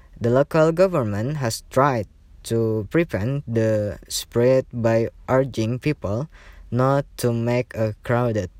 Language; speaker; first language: English; non-native, learner; Indonesian